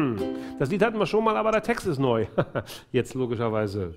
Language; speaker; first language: German; native; German